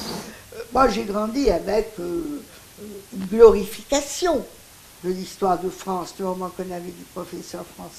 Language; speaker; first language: French; non-native, local second language; Greek